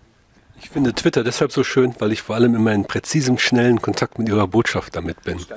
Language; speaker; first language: German; native; German